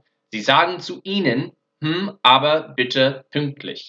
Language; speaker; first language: German; non-native, fluent; English